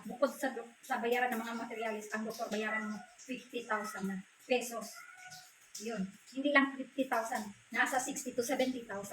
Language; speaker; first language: Filipino; non-native, local second language; Cebuano